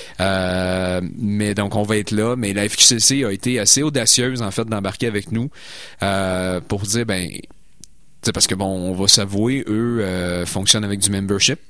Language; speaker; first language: French; native; French